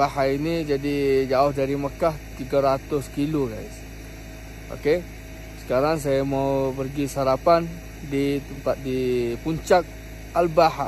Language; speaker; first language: Indonesian; non-native, fluent; Arabic